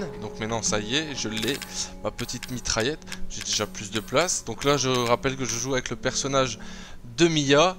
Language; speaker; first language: French; native; French